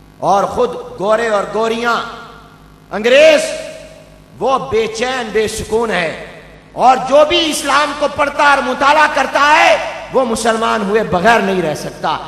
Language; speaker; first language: Urdu; non-native, local second language; Punjabi